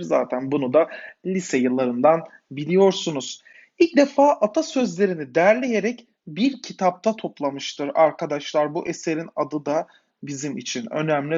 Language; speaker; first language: Turkish; native; Turkish